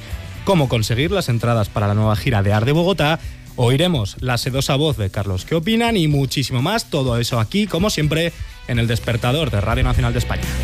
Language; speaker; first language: Spanish; native; Spanish